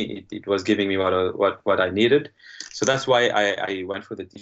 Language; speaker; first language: English; non-native, fluent; Morisyen